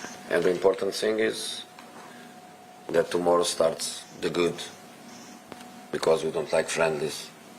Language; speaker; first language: English; non-native, fluent; Portuguese